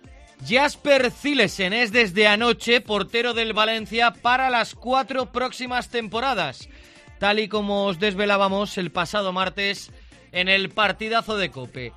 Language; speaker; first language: Spanish; native; Spanish